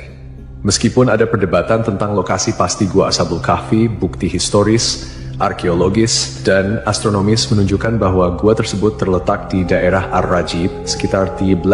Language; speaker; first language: Indonesian; native; Indonesian